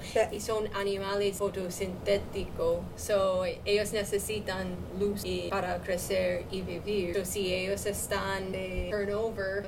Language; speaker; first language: Spanish; non-native, learner; English